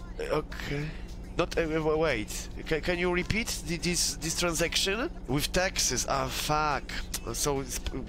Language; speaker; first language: English; non-native, learner; Polish